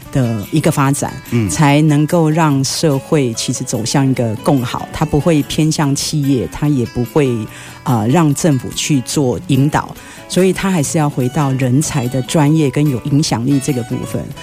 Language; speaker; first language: Chinese; native; Chinese